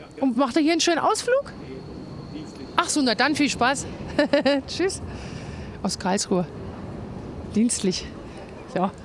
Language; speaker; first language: German; native; German